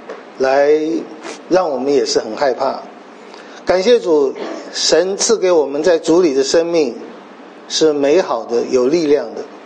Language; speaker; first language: Chinese; native; Chinese